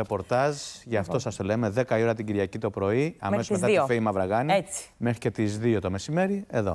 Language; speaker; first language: Greek; native; Greek